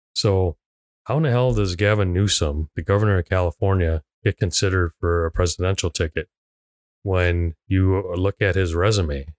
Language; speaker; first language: English; non-native, local second language; Cantonese